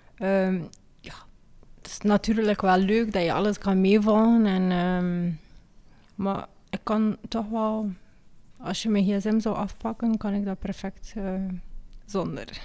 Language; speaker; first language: Dutch; early bilingual, other home language; Amharic